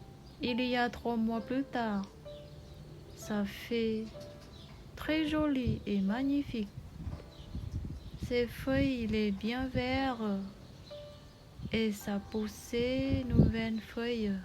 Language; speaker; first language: French; non-native, learner; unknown